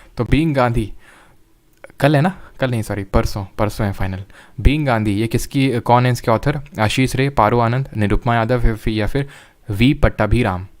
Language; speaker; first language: Hindi; native; Hindi